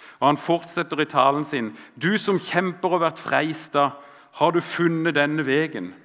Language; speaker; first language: Norwegian; native; Norwegian